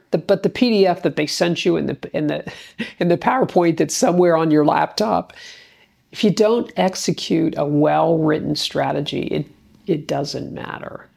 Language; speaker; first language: English; native; English